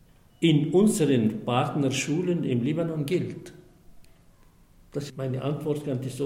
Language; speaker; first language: German; non-native, fluent; Arabic